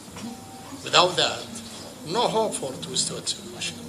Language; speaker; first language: English; non-native, fluent; Arabic